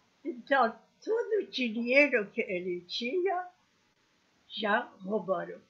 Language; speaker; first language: Portuguese; non-native, learner; Persian